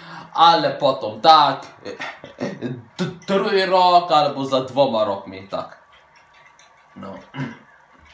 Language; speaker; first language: Slovak; early bilingual, heritage; Slovak